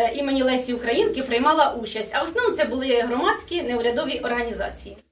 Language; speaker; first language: Ukrainian; non-native, fluent; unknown